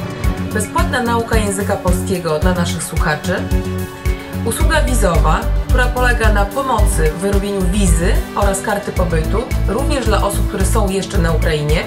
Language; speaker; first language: Polish; non-native, fluent; Ukrainian